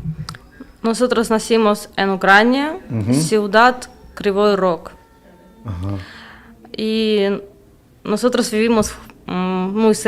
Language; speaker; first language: Spanish; non-native, learner; Russian